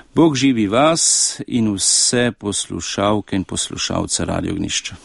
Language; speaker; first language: Slovenian; native; Slovenian